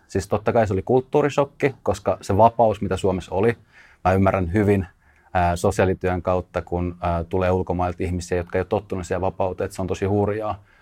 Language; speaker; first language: Finnish; early bilingual, other home language; Russian